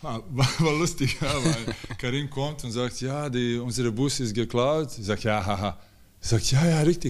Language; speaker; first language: German; non-native, fluent; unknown